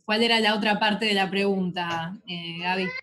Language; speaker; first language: Spanish; native; Spanish